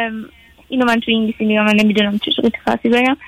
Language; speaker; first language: Persian; early bilingual, heritage; Persian